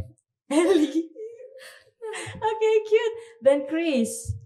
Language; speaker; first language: English; non-native, fluent; Indonesian